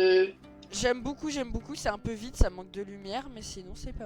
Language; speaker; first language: French; native; French